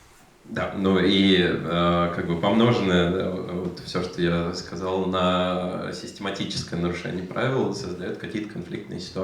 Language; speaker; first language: Russian; native; Russian